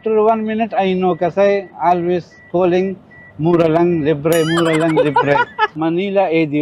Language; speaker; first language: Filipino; non-native, learner; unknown